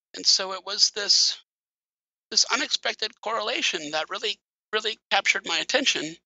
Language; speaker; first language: English; native; English